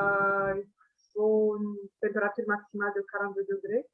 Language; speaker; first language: French; non-native, fluent; Italian